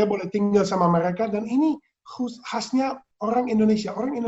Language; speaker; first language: Indonesian; non-native, fluent; Dutch